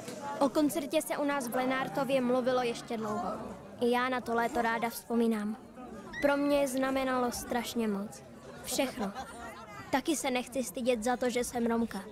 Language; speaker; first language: Czech; native; Czech